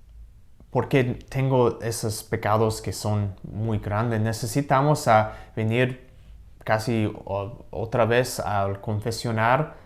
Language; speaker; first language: Spanish; non-native, learner; English